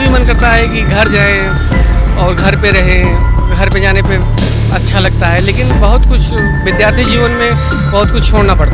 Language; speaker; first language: Hindi; native; Hindi